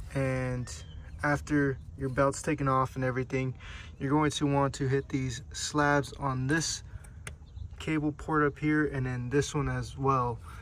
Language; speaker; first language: English; native; English